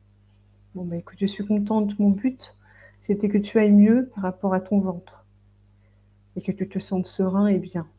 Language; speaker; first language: French; native; French